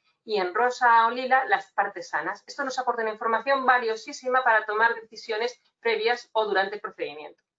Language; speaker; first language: Spanish; native; Spanish